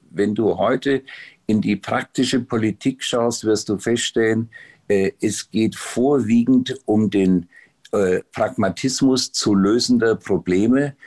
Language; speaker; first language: German; native; German